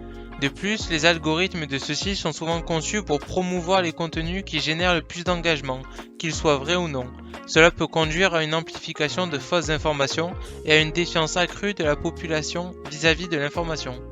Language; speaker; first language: French; native; French